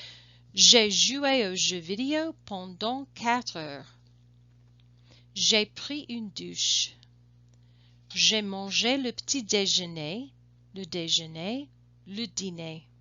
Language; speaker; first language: French; non-native, fluent; English